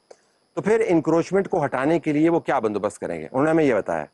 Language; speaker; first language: Urdu; native; Urdu